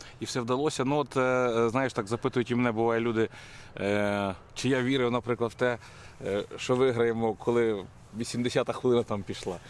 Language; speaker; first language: Ukrainian; native; Ukrainian